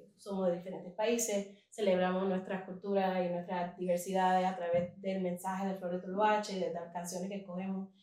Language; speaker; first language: Spanish; native; Spanish